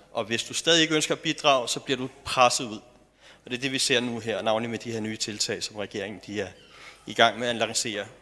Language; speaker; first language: Danish; early bilingual, other home language; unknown